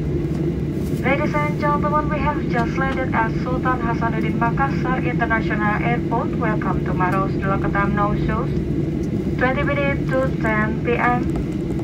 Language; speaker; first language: English; non-native, fluent; Indonesian